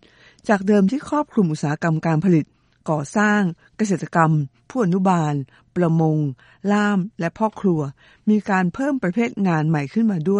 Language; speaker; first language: Thai; native; Thai